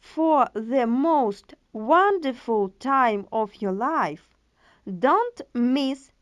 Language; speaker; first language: English; non-native, fluent; Ukrainian